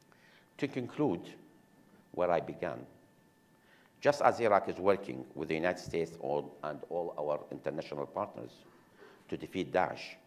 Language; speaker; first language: English; non-native, fluent; Arabic